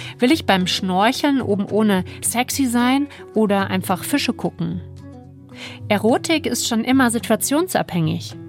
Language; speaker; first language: German; native; German